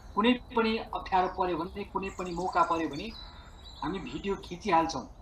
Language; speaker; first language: Nepali; native; Nepali